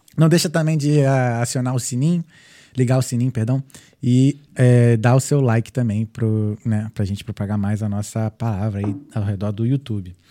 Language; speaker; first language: Portuguese; native; Portuguese